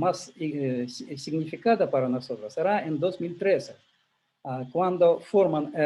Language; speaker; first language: Spanish; non-native, learner; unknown